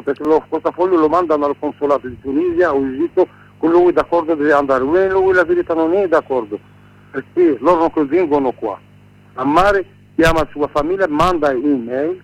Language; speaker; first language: Italian; non-native, learner; Arabic